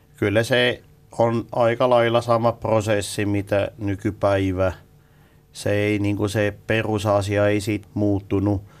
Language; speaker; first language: Finnish; non-native, fluent; Swiss German